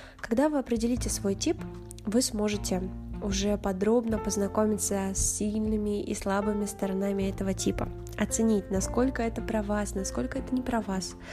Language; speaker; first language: Russian; native; Russian